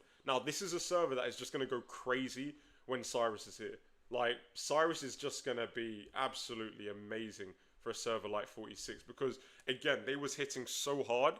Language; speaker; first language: English; native; English